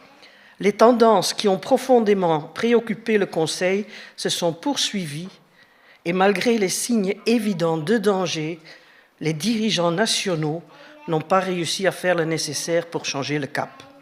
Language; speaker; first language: French; native; French